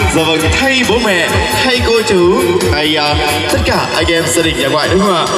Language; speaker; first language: Vietnamese; non-native, local second language; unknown